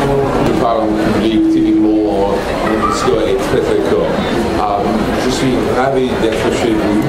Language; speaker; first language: French; non-native, fluent; English